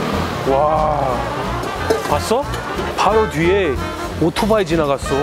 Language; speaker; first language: Korean; non-native, fluent; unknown